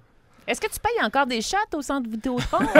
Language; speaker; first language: French; native; French